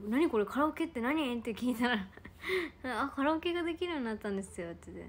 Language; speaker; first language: Japanese; native; Japanese